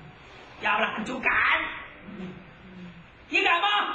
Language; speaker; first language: Chinese; native; Chinese